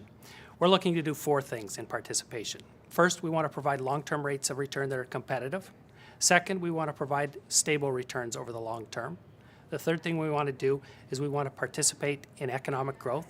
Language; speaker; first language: English; native; English